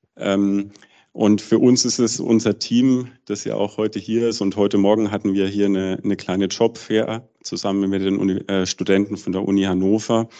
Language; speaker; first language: German; native; German